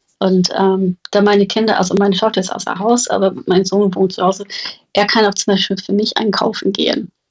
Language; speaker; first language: German; non-native, fluent; English